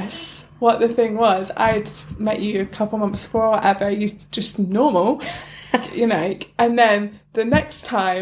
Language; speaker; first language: English; native; English